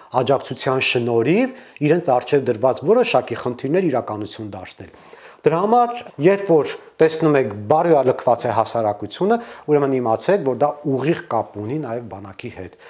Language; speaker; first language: Armenian; native; Armenian